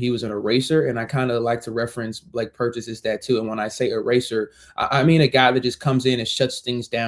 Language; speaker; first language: English; native; English